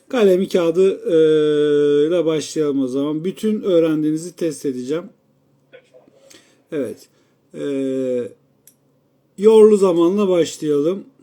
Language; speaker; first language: Turkish; native; Turkish